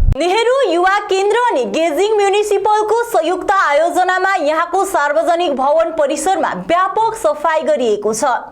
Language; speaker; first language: Nepali; native; Nepali